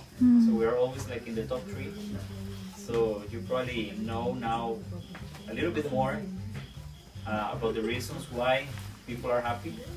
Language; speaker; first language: English; non-native, fluent; Spanish